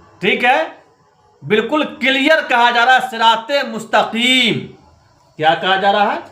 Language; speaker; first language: Urdu; native; Urdu